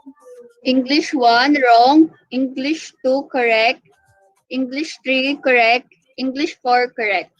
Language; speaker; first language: English; non-native, local second language; Filipino